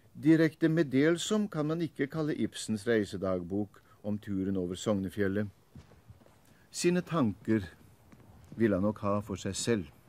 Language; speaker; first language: Norwegian; native; Norwegian